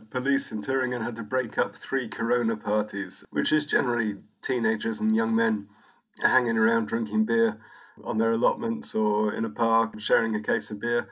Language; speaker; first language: English; native; English